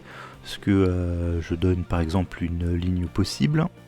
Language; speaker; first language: French; native; French